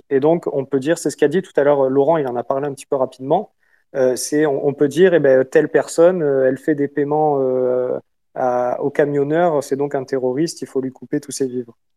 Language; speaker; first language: French; native; French